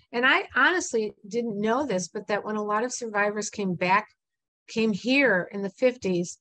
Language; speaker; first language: English; native; English